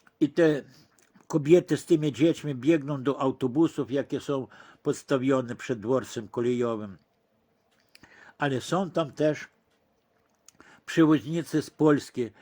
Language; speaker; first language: Polish; early bilingual, heritage; Polish